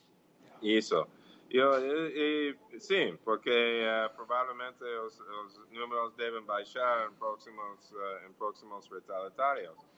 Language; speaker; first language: Portuguese; non-native, fluent; English